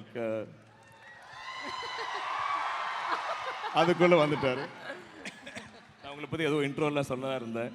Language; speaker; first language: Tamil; non-native, local second language; Malayalam